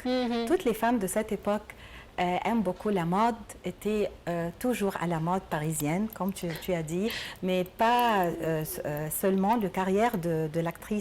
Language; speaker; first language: French; non-native, learner; Arabic